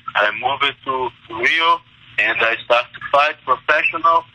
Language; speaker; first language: English; non-native, fluent; Portuguese